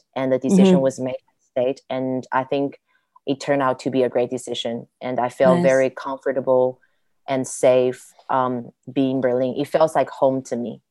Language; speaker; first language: English; non-native, fluent; Chinese